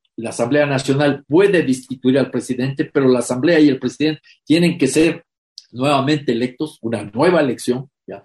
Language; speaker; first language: Spanish; native; Spanish